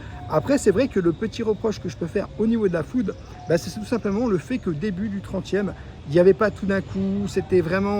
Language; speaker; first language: French; native; French